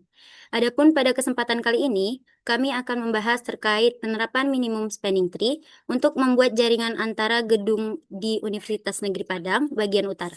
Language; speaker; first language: Indonesian; native; Indonesian